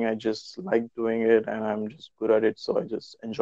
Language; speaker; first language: English; non-native, local second language; Urdu